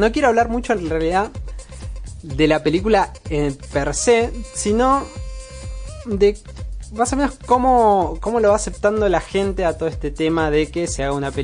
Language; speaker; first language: Spanish; native; Spanish